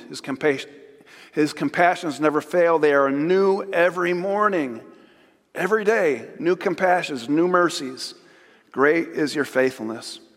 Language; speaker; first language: English; native; English